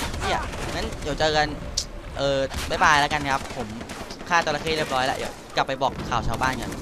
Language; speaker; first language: Thai; native; Thai